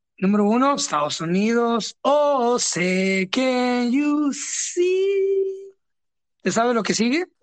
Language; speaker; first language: Spanish; early bilingual, heritage; Spanish